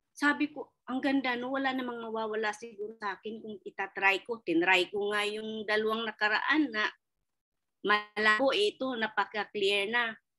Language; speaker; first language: Filipino; non-native, local second language; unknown